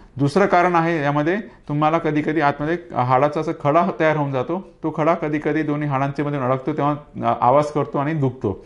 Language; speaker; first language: Marathi; non-native, local second language; Hindi